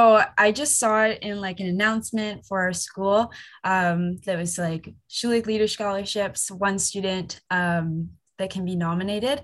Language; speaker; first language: English; native; English